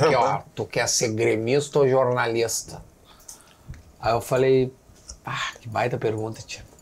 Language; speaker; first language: Portuguese; native; Portuguese